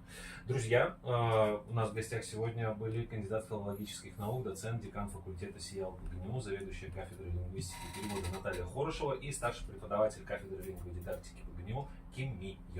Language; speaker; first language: Russian; native; Russian